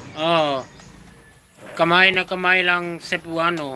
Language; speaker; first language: Filipino; non-native, learner; German